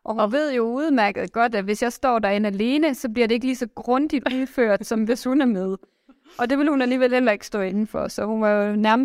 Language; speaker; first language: Danish; native; Danish